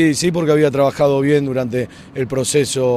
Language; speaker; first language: Spanish; native; Spanish